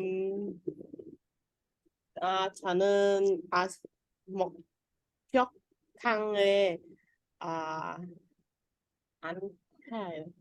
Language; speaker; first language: Korean; non-native, learner; Vietnamese